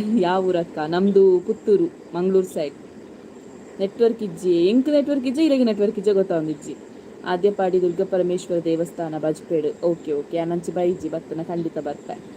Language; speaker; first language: Kannada; non-native, local second language; Tulu